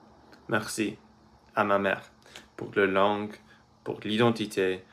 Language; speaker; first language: French; early bilingual, other home language; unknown